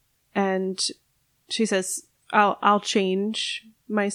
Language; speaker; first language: English; native; English